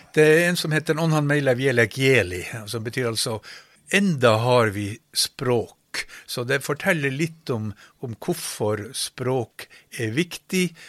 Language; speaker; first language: Norwegian; native; Norwegian